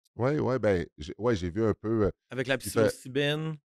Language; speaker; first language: French; native; French